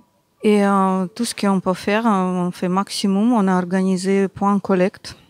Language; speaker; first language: French; non-native, learner; Ukrainian